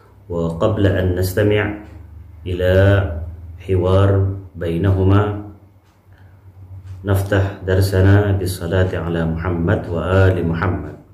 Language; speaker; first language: Arabic; non-native, fluent; Indonesian